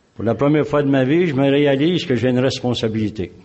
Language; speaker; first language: French; native; French